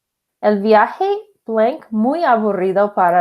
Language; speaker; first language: Spanish; non-native, fluent; English